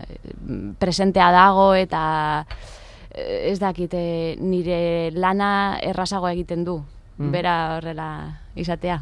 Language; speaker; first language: Basque; non-native, local second language; Spanish